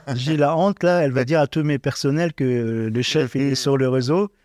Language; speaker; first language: French; non-native, learner; Arabic